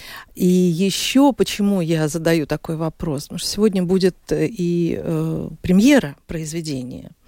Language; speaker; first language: Russian; native; Russian